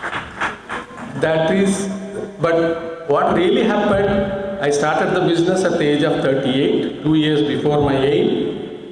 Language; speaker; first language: English; non-native, local second language; Tamil